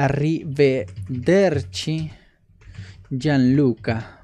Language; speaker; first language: Italian; non-native, learner; Spanish